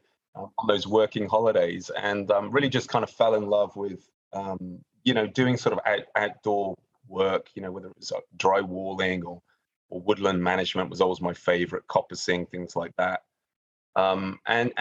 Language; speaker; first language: English; native; English